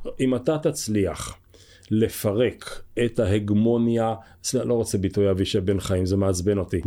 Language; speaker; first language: Hebrew; native; Hebrew